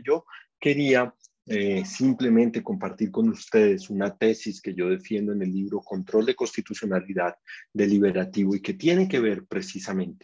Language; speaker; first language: Spanish; native; Spanish